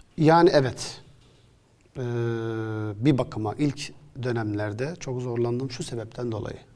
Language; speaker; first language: Turkish; early bilingual, other home language; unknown